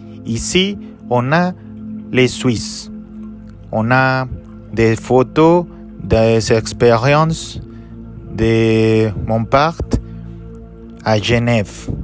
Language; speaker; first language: French; non-native, learner; Spanish